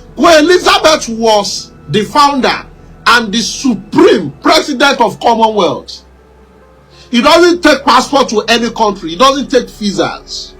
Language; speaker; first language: English; non-native, local second language; Yoruba